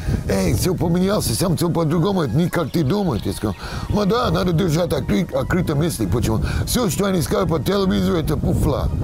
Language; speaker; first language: Russian; non-native, learner; English